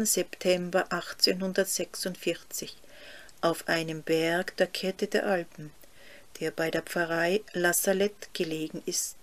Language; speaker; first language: German; native; German